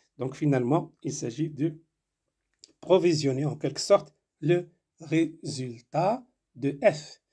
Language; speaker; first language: French; non-native, local second language; Arabic